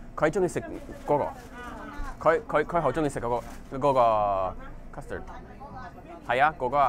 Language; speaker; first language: Chinese; non-native, fluent; English